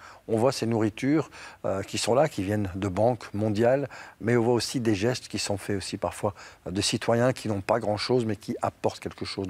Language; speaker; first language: French; native; French